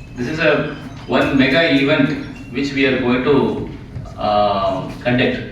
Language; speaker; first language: English; non-native, local second language; Telugu